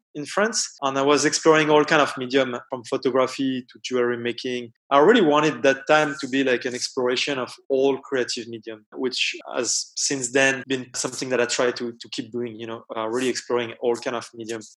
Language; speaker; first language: English; non-native, fluent; French